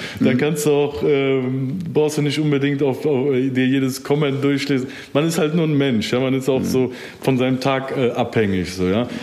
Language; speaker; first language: German; early bilingual, other home language; Turkish